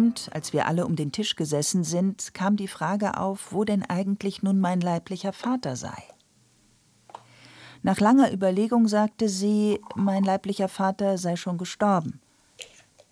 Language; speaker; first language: German; native; German